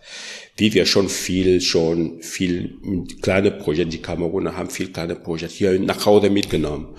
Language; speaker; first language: German; non-native, learner; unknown